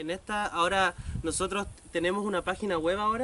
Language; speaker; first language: Spanish; native; Spanish